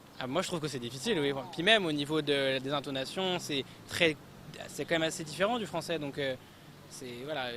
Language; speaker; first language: French; native; French